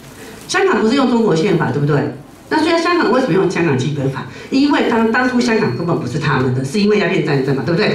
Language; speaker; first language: Chinese; non-native, local second language; Min Nan Chinese